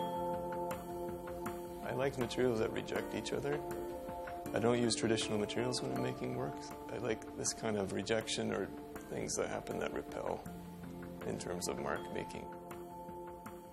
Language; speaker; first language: English; native; English